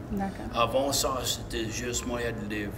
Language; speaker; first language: French; non-native, local second language; English